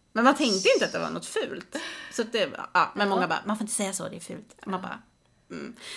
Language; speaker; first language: Swedish; native; Swedish